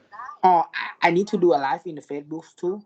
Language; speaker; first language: English; non-native, learner; Thai